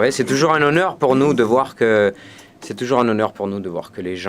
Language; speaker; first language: French; native; French